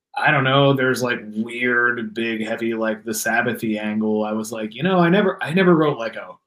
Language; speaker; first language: English; native; English